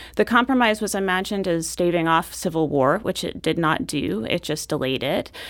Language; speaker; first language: English; native; English